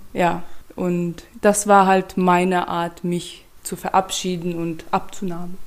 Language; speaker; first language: German; non-native, fluent; Turkmen